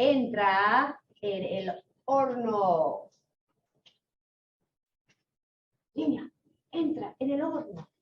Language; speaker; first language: Spanish; non-native, fluent; English